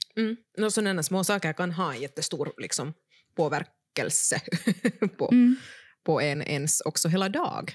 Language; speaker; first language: Swedish; native; Swedish